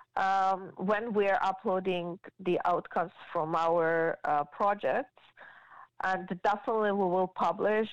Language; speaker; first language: English; non-native, fluent; Georgian